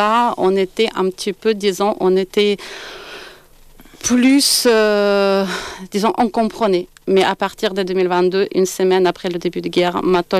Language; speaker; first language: French; non-native, fluent; Ukrainian